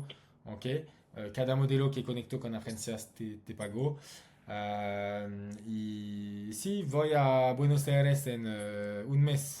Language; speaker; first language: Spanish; non-native, learner; French